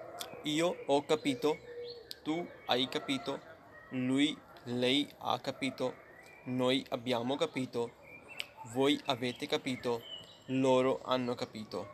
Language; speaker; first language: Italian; non-native, fluent; Urdu